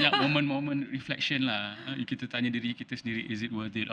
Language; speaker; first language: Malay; native; Malay